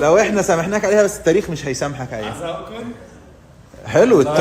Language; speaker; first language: Arabic; native; Arabic